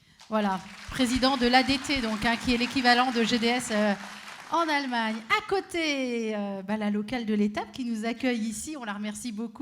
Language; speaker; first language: French; native; French